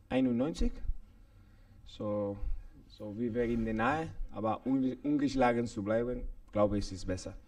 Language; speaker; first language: German; non-native, learner; Spanish